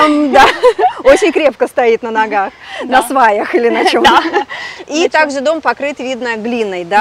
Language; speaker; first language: Russian; native; Russian